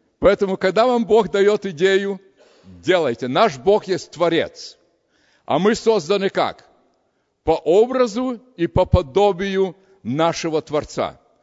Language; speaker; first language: Russian; early bilingual, heritage; Russian